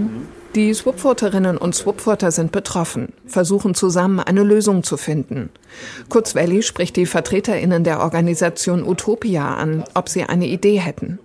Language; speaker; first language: German; native; German